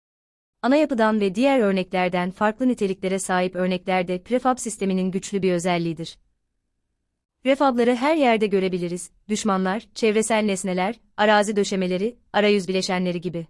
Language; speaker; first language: Turkish; native; Turkish